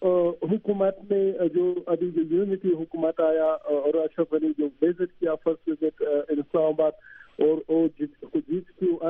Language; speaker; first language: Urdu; non-native, learner; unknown